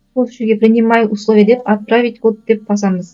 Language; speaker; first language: Russian; non-native, local second language; Kazakh